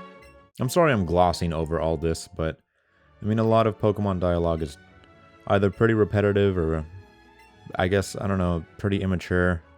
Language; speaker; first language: English; native; English